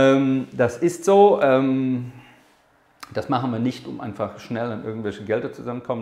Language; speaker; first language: German; non-native, fluent; English